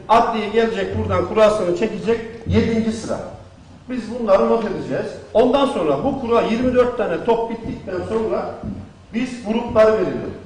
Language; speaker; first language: Turkish; native; Turkish